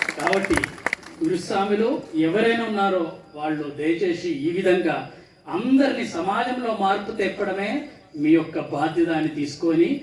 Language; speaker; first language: Telugu; non-native, fluent; Malayalam